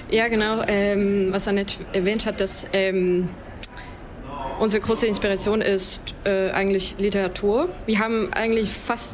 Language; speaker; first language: German; non-native, fluent; Estonian